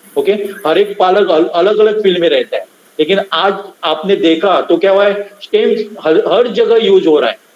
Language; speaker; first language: Hindi; non-native, local second language; Marathi